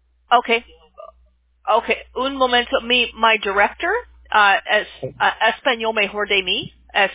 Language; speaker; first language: Spanish; non-native, learner; English